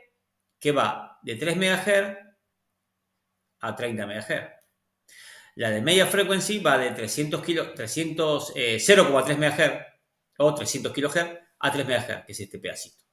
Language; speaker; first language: Spanish; native; Spanish